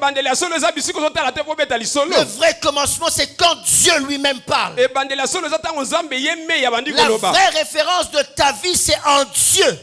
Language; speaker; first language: French; non-native, local second language; Lingala